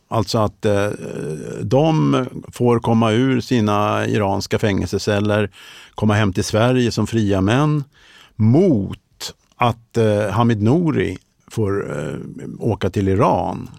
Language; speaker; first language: Swedish; native; Swedish